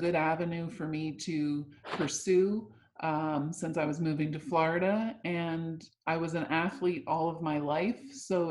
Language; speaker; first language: English; native; English